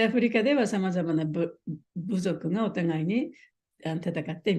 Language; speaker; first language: Japanese; native; Japanese